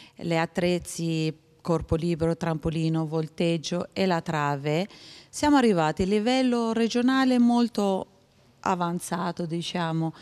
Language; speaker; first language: Italian; non-native, fluent; Albanian